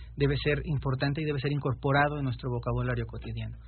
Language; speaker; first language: Spanish; native; Spanish